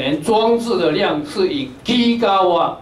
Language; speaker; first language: Chinese; native; Chinese